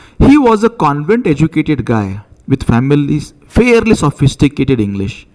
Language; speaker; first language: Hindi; non-native, local second language; Marathi